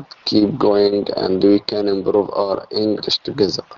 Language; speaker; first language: English; non-native, learner; Arabic